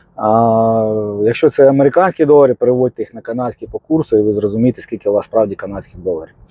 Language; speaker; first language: Ukrainian; non-native, local second language; Russian